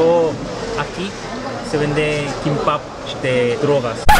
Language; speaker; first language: Spanish; non-native, fluent; Korean